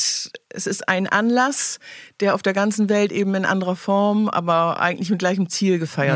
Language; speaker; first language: German; native; German